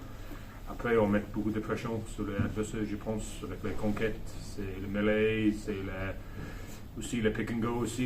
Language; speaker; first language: French; non-native, learner; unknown